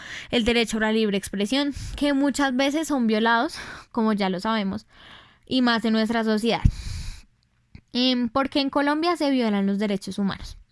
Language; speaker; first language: Spanish; native; Spanish